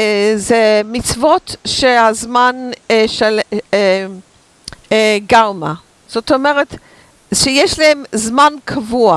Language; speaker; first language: Hebrew; non-native, fluent; English